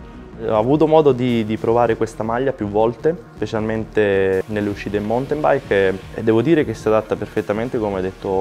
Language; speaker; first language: Italian; native; Italian